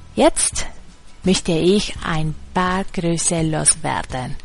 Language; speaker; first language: German; non-native, learner; Spanish